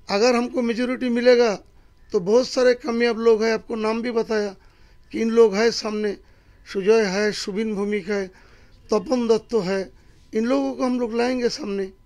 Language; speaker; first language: Hindi; non-native, local second language; Bangla